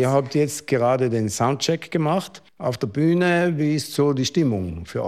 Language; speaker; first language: German; native; German